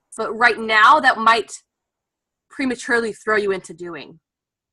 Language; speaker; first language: English; native; English